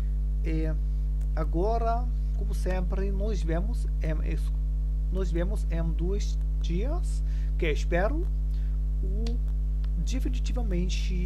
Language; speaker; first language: Portuguese; non-native, learner; German